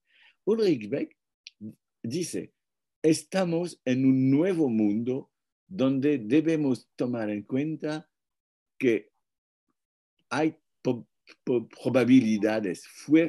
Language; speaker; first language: Spanish; non-native, fluent; French